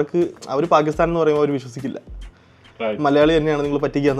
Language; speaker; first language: Malayalam; native; Malayalam